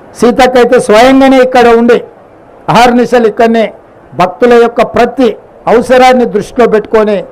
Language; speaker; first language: Telugu; native; Telugu